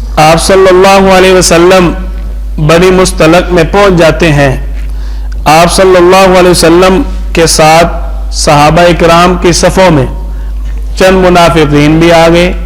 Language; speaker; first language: Urdu; non-native, local second language; Punjabi